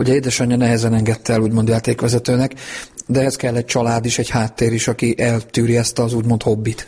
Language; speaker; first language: Hungarian; native; Hungarian